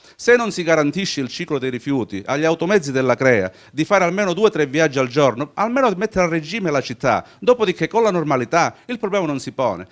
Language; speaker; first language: Italian; native; Italian